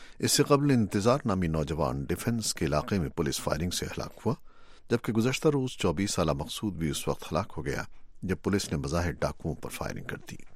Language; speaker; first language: Urdu; native; Urdu